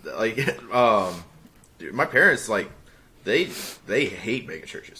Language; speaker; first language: English; native; English